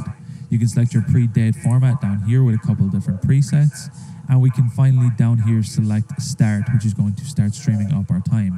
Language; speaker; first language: English; native; English